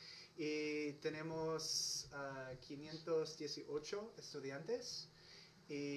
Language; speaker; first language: Spanish; non-native, learner; English